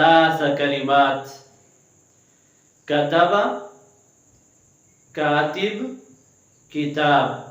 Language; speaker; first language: Arabic; non-native, fluent; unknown